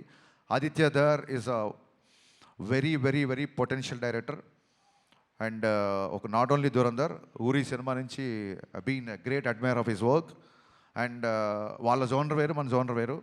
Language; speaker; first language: Telugu; native; Telugu